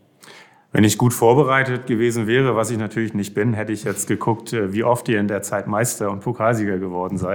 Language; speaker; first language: German; native; German